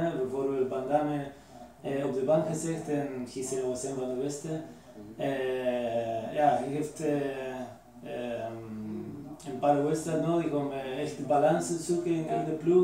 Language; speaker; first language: Dutch; non-native, fluent; Spanish